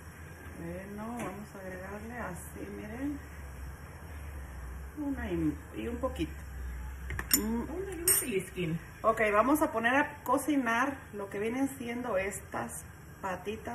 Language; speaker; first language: Spanish; native; Spanish